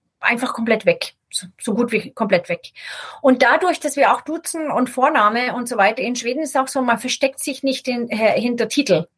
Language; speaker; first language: German; non-native, fluent; Swedish